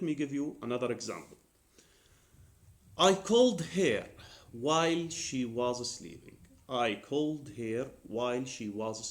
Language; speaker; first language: English; non-native, fluent; Arabic